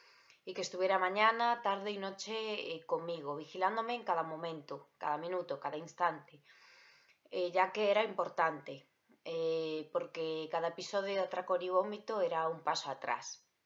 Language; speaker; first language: Spanish; native; Spanish